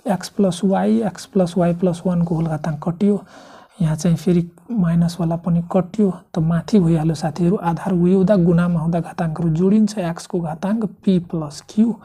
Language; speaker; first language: Nepali; non-native, local second language; Maithili